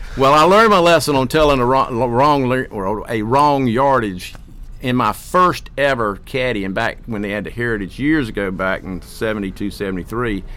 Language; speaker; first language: English; native; English